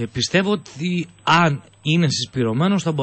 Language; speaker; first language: Greek; native; Greek